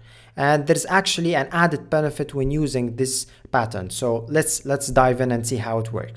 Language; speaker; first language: English; non-native, fluent; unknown